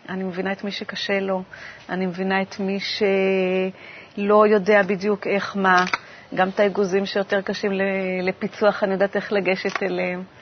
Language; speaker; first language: Hebrew; native; Hebrew